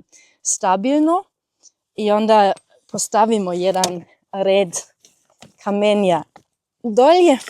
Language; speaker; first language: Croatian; non-native, fluent; German